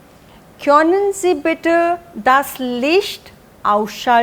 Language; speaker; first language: German; non-native, fluent; Hindi